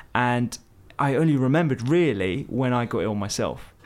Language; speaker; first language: English; early bilingual, other home language; Hindi